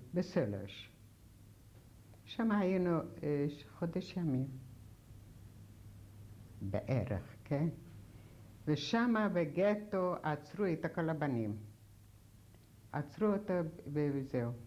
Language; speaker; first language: Hebrew; non-native, fluent; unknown